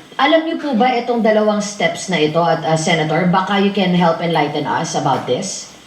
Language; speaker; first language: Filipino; native; Filipino